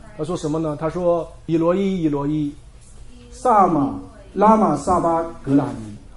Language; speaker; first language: Chinese; native; Chinese